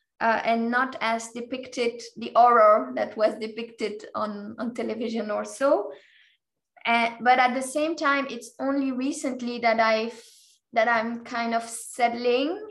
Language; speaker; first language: English; non-native, fluent; French